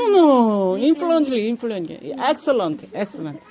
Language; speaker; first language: English; non-native, learner; Korean